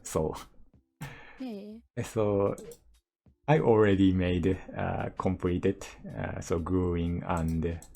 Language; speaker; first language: English; non-native, learner; Japanese